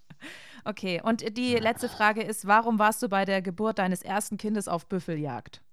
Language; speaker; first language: German; native; German